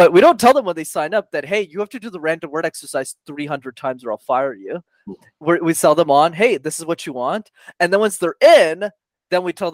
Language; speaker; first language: English; native; English